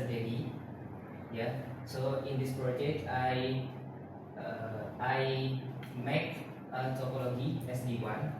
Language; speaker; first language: English; non-native, learner; Indonesian